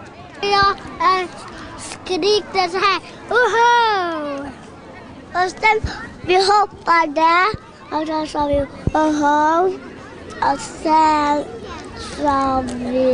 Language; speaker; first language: Swedish; early bilingual, other home language; Bosnian